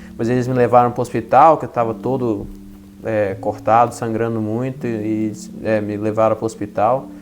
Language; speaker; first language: Portuguese; early bilingual, heritage; Portuguese